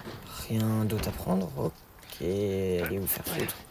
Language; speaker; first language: French; native; French